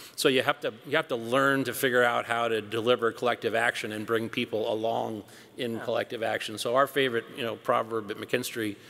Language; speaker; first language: English; native; English